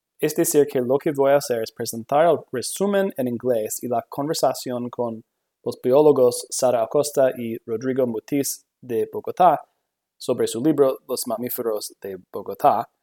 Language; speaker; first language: Spanish; non-native, learner; English